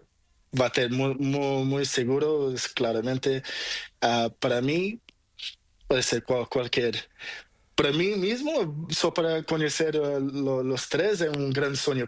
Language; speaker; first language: Spanish; non-native, learner; Portuguese